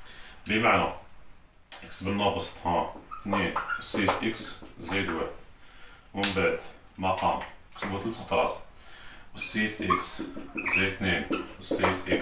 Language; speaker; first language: Arabic; native; Arabic